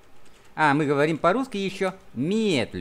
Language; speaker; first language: Russian; non-native, fluent; Vietnamese